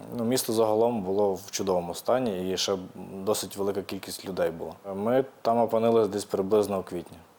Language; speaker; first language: Ukrainian; native; Ukrainian